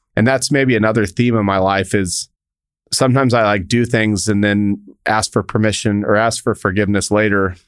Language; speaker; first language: English; native; English